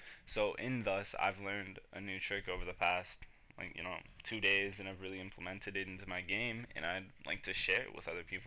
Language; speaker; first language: English; native; English